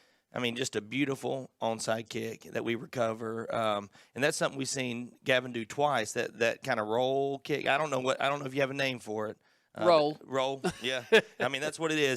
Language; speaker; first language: English; native; English